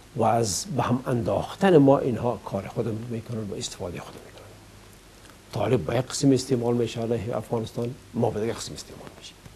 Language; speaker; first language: Persian; native; Persian